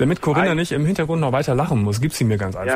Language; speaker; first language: German; native; German